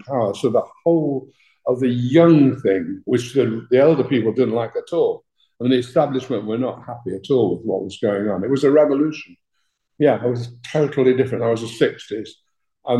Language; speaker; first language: English; native; English